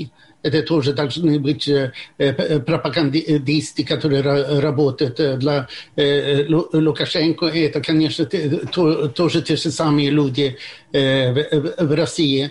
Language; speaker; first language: Russian; non-native, fluent; Swedish